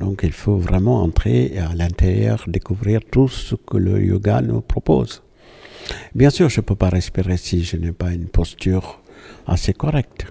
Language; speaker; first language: French; non-native, fluent; Malayalam